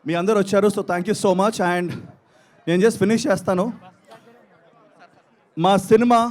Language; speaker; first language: Telugu; native; Telugu